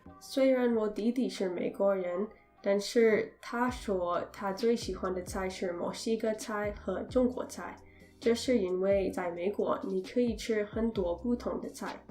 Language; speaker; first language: Chinese; non-native, learner; English